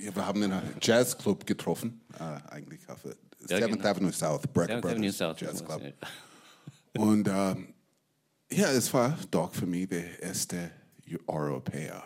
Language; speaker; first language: German; non-native, fluent; English